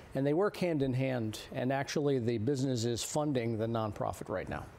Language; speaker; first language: English; native; English